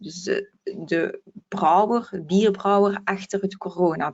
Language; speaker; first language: Dutch; native; Dutch